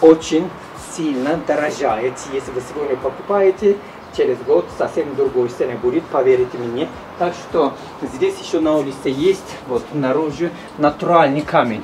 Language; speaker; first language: Russian; non-native, learner; Turkish